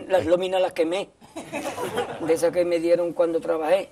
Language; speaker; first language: Spanish; native; Spanish